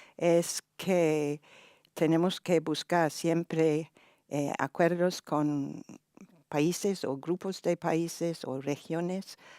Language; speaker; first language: Spanish; non-native, fluent; English